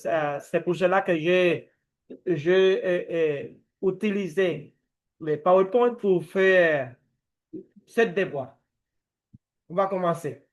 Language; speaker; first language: French; non-native, learner; Spanish